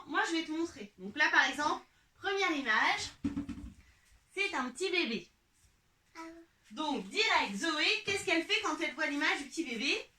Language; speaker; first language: French; native; French